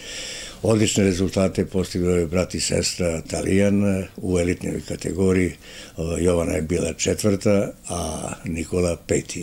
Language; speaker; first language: Serbian; native; Serbian